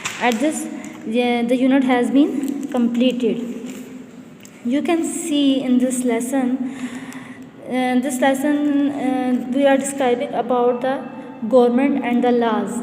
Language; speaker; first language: English; non-native, local second language; Urdu